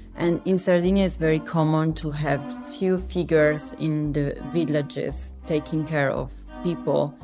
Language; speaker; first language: English; non-native, fluent; Italian